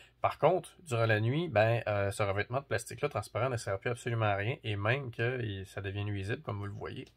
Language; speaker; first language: French; native; French